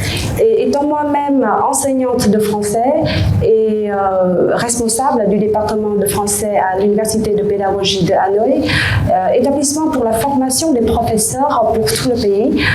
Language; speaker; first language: French; non-native, fluent; Vietnamese